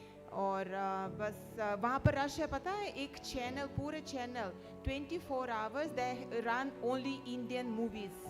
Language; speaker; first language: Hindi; non-native, fluent; Russian